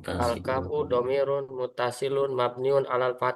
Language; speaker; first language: Arabic; non-native, learner; Indonesian